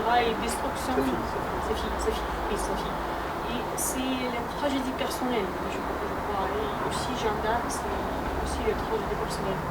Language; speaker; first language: French; non-native, fluent; Russian